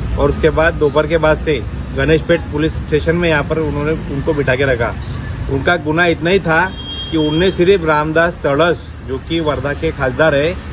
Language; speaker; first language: Hindi; non-native, local second language; Marathi